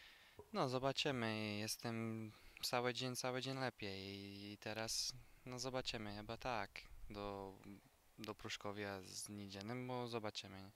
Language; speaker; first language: Polish; non-native, learner; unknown